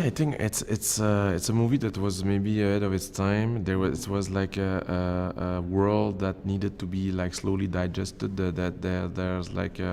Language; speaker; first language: English; non-native, local second language; French